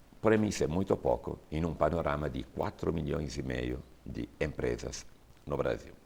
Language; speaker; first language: Portuguese; non-native, fluent; Italian